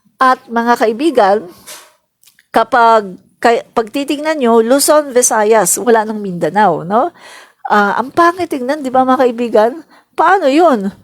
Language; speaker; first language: Filipino; non-native, local second language; Cebuano